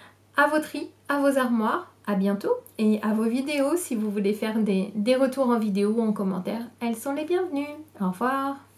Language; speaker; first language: French; native; French